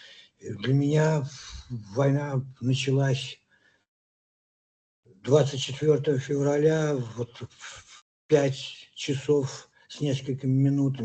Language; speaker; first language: Russian; native; Russian